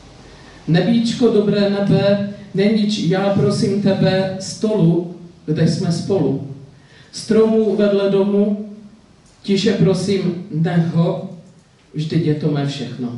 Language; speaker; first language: Czech; non-native, local second language; Polish